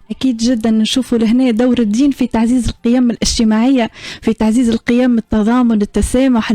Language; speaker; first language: Arabic; native; Arabic